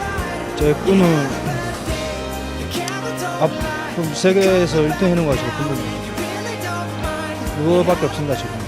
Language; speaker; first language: Korean; non-native, fluent; Japanese